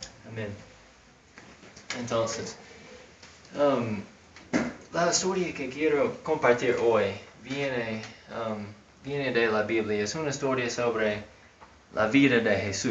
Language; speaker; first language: Spanish; non-native, fluent; English